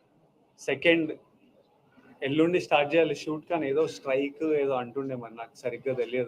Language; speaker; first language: Telugu; native; Telugu